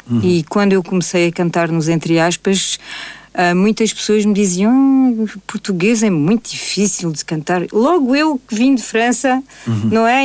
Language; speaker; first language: Portuguese; native; Portuguese